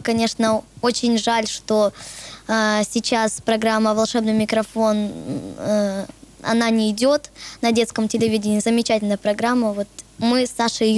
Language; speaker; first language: Russian; native; Russian